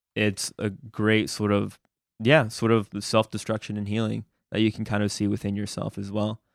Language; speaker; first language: English; early bilingual, other home language; Spanish